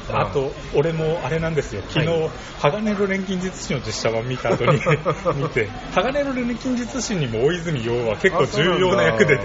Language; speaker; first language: Japanese; native; Japanese